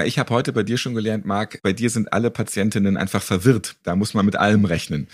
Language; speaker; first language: German; native; German